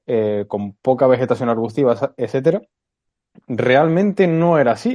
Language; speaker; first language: Spanish; native; Spanish